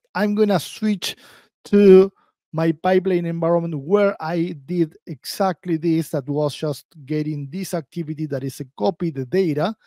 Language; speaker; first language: English; non-native, fluent; Spanish